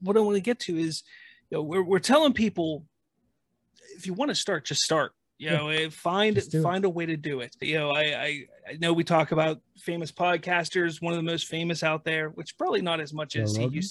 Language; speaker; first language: English; native; English